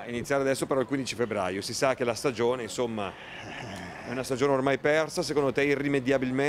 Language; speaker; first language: Italian; native; Italian